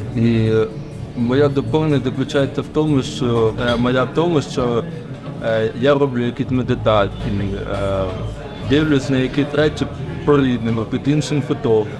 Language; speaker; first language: Ukrainian; native; Ukrainian